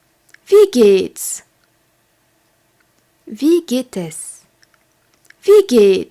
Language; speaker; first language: German; non-native, fluent; French